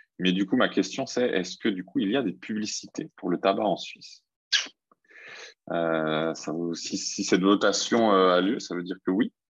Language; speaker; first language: French; native; French